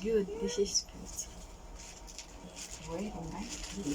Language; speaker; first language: English; non-native, learner; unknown